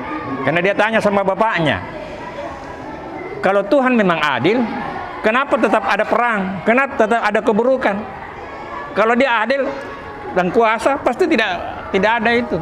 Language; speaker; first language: Indonesian; native; Indonesian